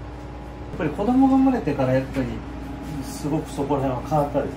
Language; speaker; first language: Japanese; native; Japanese